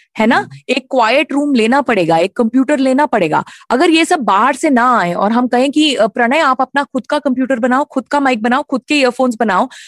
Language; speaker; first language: Hindi; native; Hindi